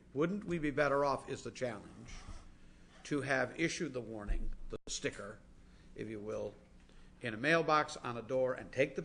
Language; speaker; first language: English; native; English